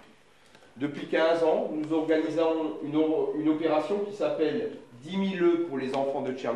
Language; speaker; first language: French; native; French